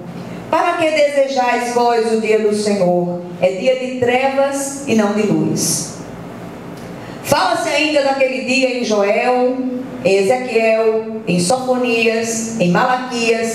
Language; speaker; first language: Portuguese; native; Portuguese